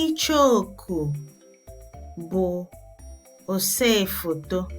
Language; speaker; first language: Igbo; early bilingual, heritage; Igbo